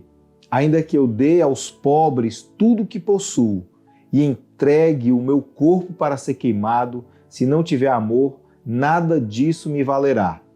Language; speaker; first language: Portuguese; native; Portuguese